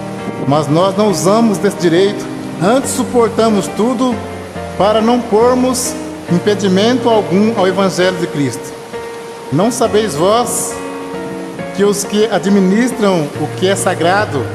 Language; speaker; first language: Portuguese; native; Portuguese